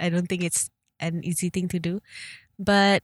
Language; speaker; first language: English; non-native, local second language; Malay